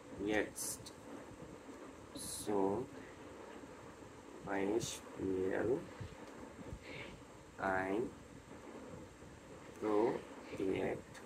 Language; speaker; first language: German; non-native, fluent; Bangla